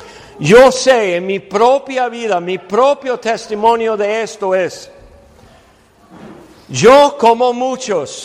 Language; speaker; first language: Spanish; non-native, fluent; English